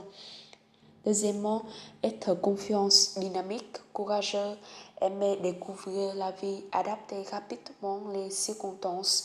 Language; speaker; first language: French; non-native, learner; Vietnamese